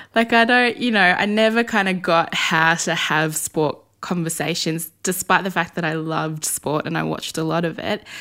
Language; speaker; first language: English; native; English